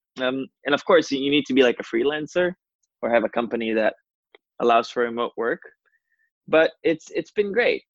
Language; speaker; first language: English; non-native, fluent; Portuguese